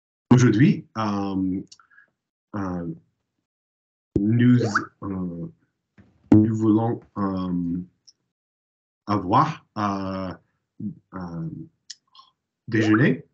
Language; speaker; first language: French; non-native, learner; English